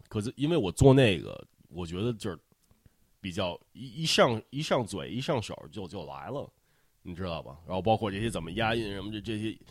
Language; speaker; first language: Chinese; early bilingual, heritage; Chinese